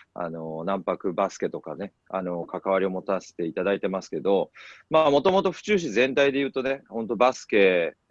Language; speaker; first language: Japanese; native; Japanese